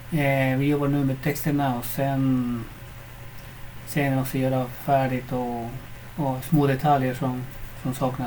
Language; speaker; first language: Swedish; non-native, fluent; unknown